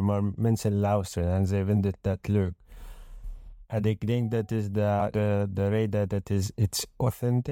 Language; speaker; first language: Dutch; non-native, learner; Arabic